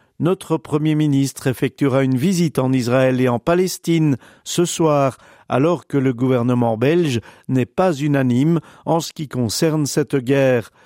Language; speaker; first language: French; native; French